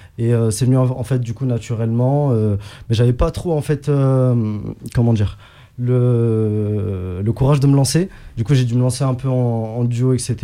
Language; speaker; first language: French; early bilingual, other home language; Arabic